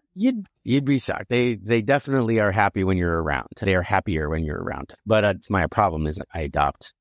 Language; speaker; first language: English; native; English